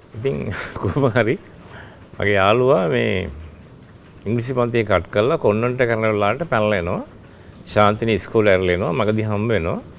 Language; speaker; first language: Sinhala; native; Sinhala